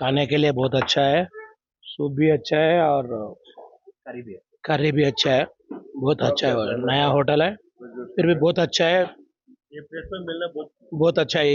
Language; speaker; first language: Hindi; non-native, local second language; Assamese